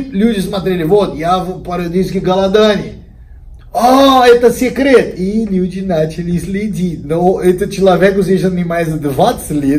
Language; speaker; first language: Russian; non-native, learner; Portuguese